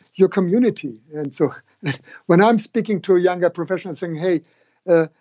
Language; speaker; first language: English; non-native, fluent; German